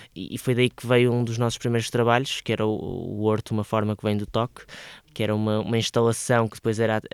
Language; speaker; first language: Portuguese; native; Portuguese